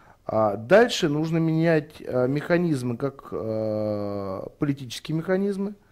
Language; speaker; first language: Russian; native; Russian